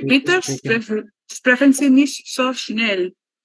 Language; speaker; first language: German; non-native, learner; Spanish